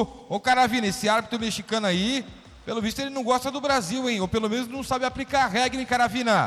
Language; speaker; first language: Portuguese; native; Portuguese